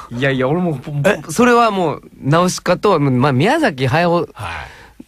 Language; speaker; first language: Japanese; native; Japanese